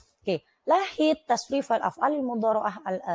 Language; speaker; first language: Arabic; non-native, fluent; Indonesian